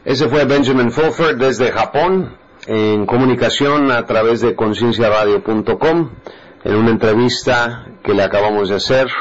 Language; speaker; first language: Spanish; native; Spanish